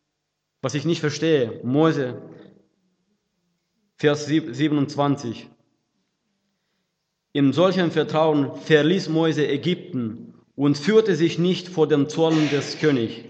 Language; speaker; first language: German; non-native, fluent; Russian